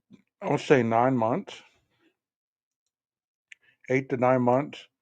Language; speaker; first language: English; native; English